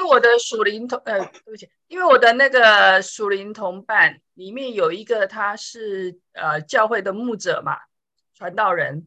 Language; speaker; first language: Chinese; native; Chinese